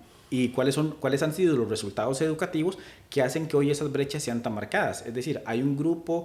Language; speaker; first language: Spanish; native; Spanish